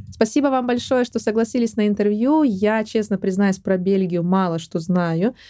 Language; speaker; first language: Russian; native; Russian